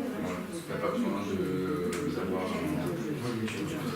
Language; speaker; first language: French; non-native, fluent; Ukrainian